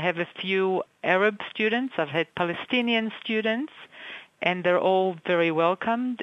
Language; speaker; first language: English; non-native, fluent; Hebrew